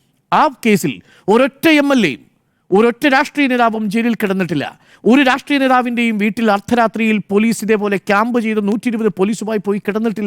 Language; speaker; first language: Malayalam; native; Malayalam